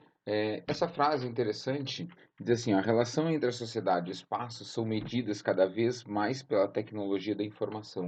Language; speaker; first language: Portuguese; native; Portuguese